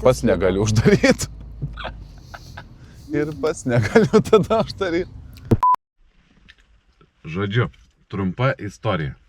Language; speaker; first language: Lithuanian; native; Lithuanian